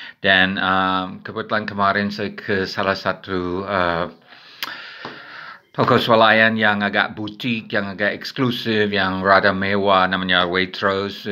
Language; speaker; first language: Indonesian; non-native, fluent; English